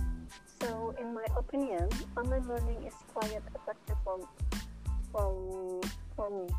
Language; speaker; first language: English; non-native, learner; Indonesian